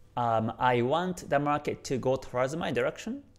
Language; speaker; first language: English; non-native, fluent; Japanese